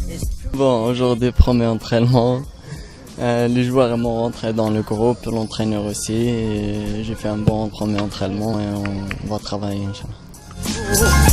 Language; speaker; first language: French; non-native, local second language; Arabic